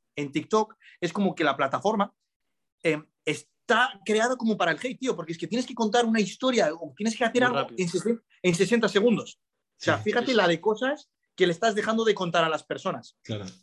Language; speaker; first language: Spanish; early bilingual, other home language; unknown